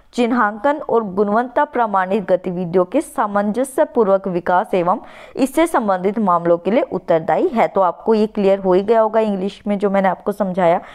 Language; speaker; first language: Hindi; native; Hindi